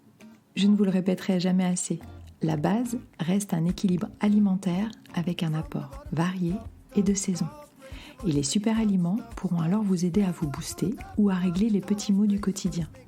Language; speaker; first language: French; native; French